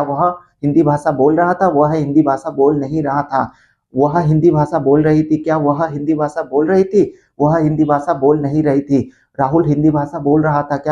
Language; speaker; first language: Hindi; non-native, local second language; Odia